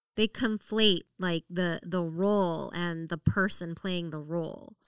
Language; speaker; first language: English; early bilingual, other home language; Korean